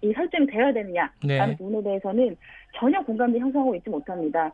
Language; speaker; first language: Korean; native; Korean